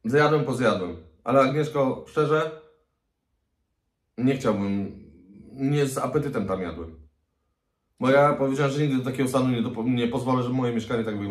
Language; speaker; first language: Polish; native; Polish